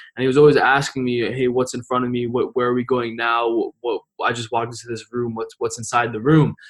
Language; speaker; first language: English; native; English